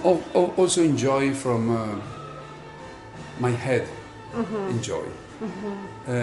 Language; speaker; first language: English; non-native, learner; Italian